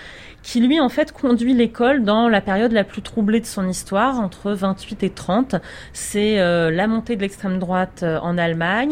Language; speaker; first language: French; native; French